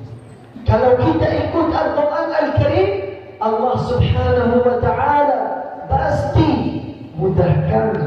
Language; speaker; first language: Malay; non-native, fluent; Arabic